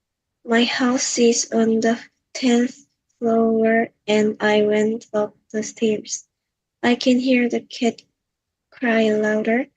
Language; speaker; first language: English; non-native, learner; Korean